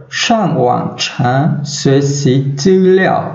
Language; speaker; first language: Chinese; non-native, fluent; Vietnamese